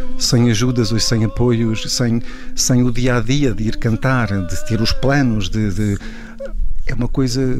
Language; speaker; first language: Portuguese; early bilingual, heritage; Portuguese